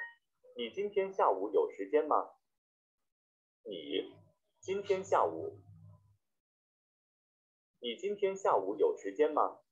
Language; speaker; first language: Chinese; non-native, learner; Vietnamese